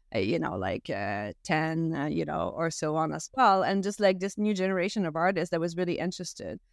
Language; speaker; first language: English; non-native, fluent; French